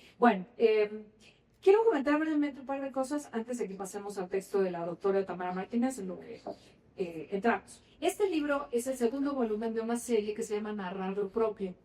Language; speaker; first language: Spanish; native; Spanish